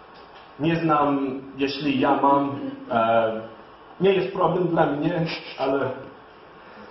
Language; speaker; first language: Polish; non-native, learner; English